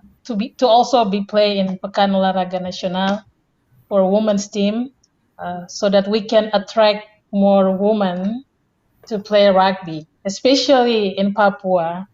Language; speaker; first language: English; non-native, fluent; Indonesian